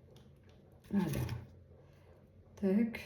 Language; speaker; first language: French; native; French